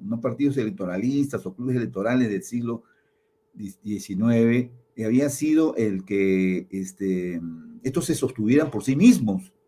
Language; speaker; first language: Spanish; native; Spanish